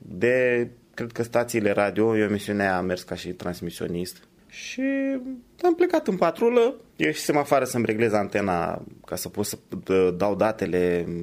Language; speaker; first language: Romanian; native; Romanian